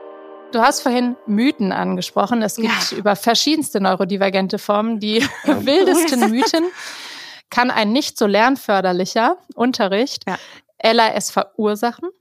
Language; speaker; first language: German; native; German